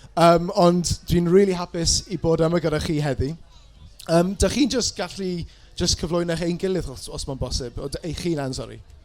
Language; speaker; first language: Welsh; non-native, local second language; English